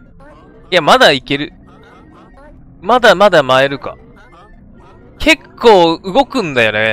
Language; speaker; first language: Japanese; native; Japanese